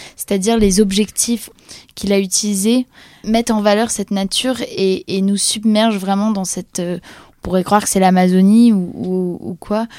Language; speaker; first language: French; non-native, fluent; Polish